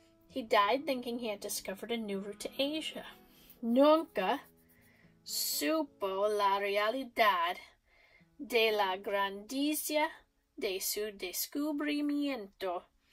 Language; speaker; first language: Spanish; non-native, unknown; English